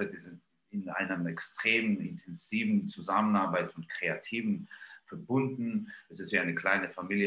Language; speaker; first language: German; non-native, fluent; Georgian